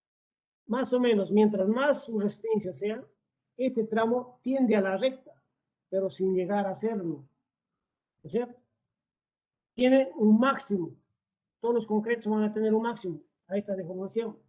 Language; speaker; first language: Spanish; native; Spanish